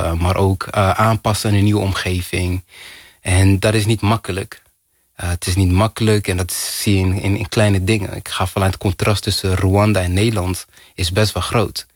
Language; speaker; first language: Dutch; early bilingual, other home language; Kinyarwanda